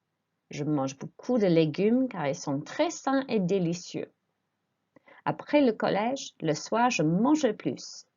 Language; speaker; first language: French; non-native, fluent; English